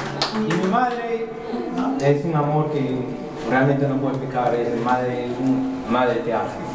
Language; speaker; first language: Spanish; early bilingual, heritage; Spanish